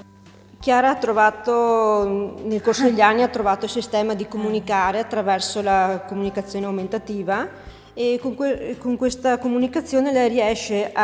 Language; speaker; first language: Italian; native; Italian